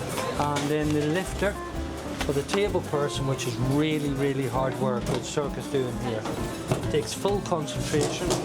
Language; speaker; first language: English; native; English